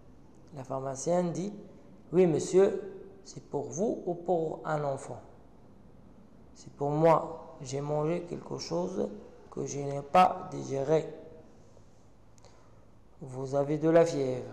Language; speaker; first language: French; non-native, local second language; Arabic